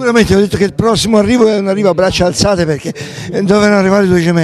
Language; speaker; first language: Italian; native; Italian